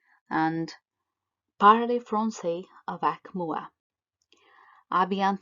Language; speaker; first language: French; non-native, learner; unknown